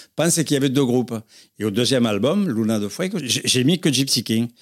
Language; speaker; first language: French; native; French